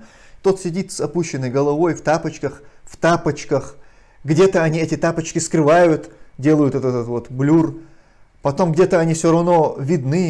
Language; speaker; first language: Russian; non-native, local second language; Chechen